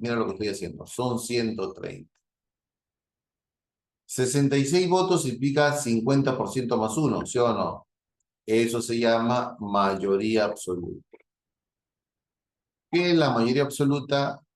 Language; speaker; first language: Spanish; native; Spanish